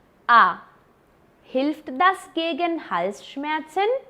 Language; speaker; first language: German; non-native, fluent; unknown